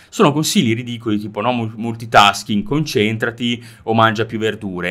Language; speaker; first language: Italian; native; Italian